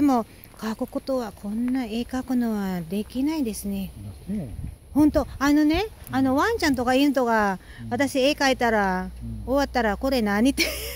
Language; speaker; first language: Japanese; non-native, fluent; Filipino